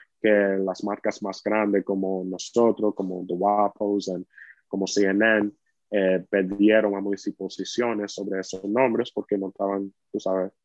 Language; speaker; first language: Spanish; early bilingual, heritage; Spanish